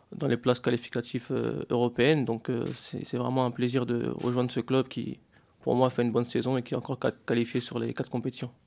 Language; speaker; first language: French; native; French